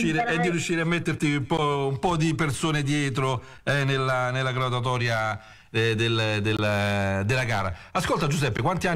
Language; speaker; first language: Italian; native; Italian